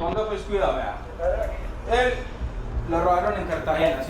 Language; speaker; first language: Spanish; native; Spanish